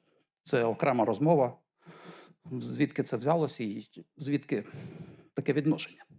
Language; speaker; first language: Ukrainian; native; Ukrainian